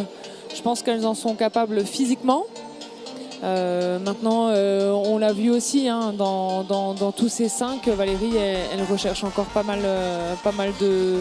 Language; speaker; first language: French; native; French